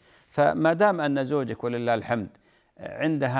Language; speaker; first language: Arabic; native; Arabic